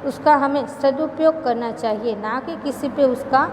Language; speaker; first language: Hindi; non-native, local second language; Gujarati